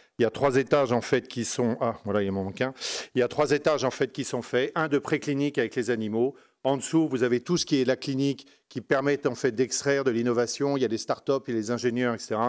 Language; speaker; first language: French; native; French